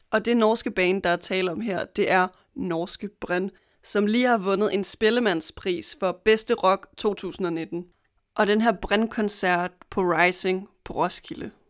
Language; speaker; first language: Danish; native; Danish